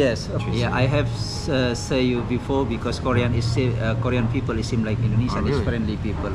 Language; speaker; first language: English; non-native, learner; Indonesian